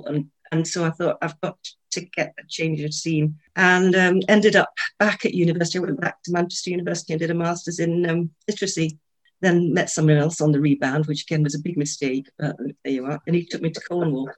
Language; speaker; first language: English; native; English